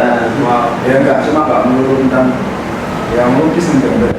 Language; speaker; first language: Indonesian; native; Indonesian